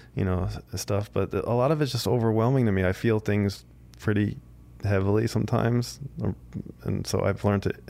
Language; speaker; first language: English; native; English